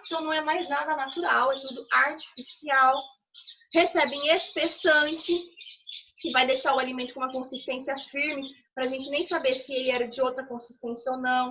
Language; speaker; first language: Portuguese; native; Portuguese